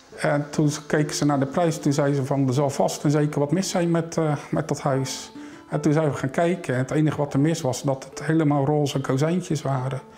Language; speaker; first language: Dutch; native; Dutch